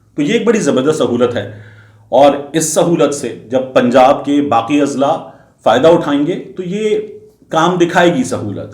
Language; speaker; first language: Urdu; native; Urdu